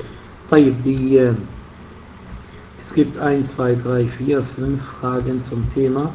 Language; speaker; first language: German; non-native, fluent; Arabic